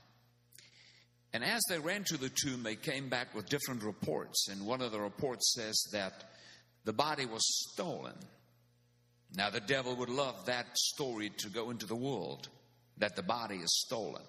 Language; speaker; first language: English; non-native, local second language; Afrikaans